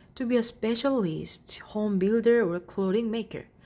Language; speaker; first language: English; non-native, fluent; Korean